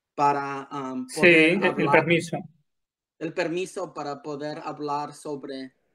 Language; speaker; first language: Spanish; early bilingual, heritage; Spanish